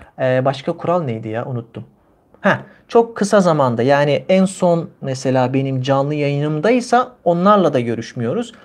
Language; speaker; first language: Turkish; native; Turkish